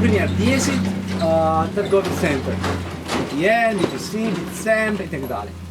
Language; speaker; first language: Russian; non-native, fluent; Italian